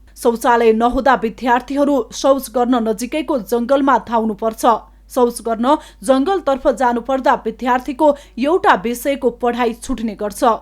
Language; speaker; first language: Nepali; native; Nepali